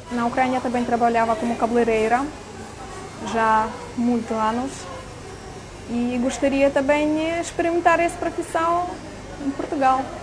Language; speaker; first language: Portuguese; non-native, fluent; Ukrainian